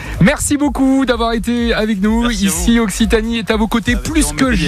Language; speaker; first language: French; native; French